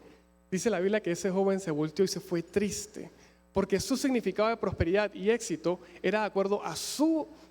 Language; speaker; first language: Spanish; native; Spanish